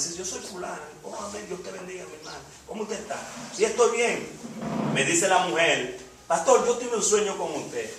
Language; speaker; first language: Spanish; native; Spanish